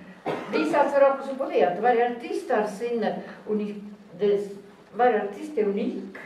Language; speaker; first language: Swedish; non-native, fluent; Italian